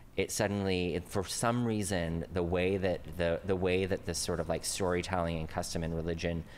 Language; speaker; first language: English; native; English